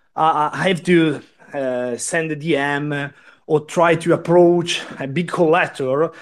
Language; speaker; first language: English; non-native, learner; Italian